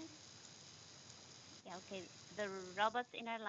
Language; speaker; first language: English; non-native, fluent; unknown